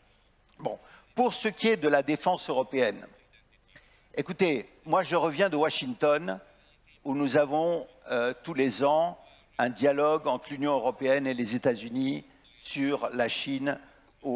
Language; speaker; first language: French; native; French